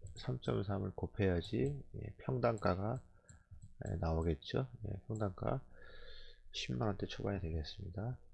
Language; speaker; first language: Korean; native; Korean